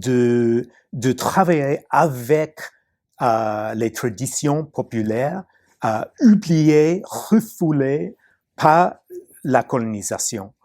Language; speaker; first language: French; non-native, fluent; English